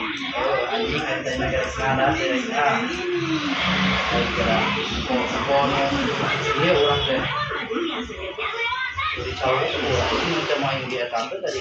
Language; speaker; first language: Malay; non-native, local second language; Sundanese